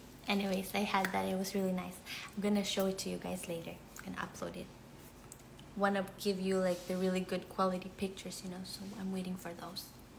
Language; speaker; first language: English; non-native, local second language; Filipino